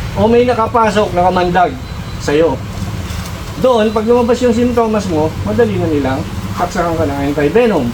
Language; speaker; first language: Filipino; native; Filipino